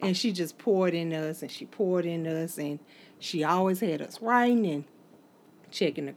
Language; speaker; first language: English; native; English